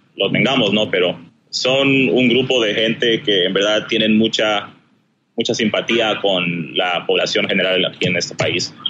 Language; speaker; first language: Spanish; early bilingual, heritage; Spanish